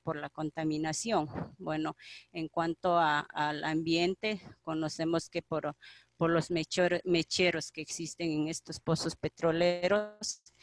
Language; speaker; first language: Spanish; non-native, local second language; Quechua